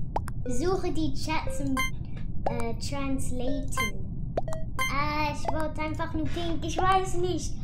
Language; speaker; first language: German; non-native, learner; English